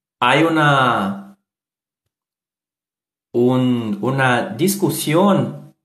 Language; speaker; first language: Spanish; non-native, learner; Portuguese